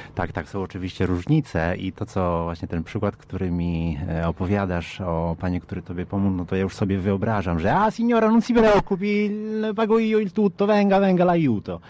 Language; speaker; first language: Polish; non-native, fluent; Italian